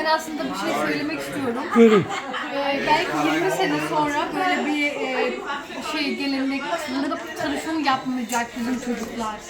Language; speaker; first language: Turkish; early bilingual, heritage; Turkish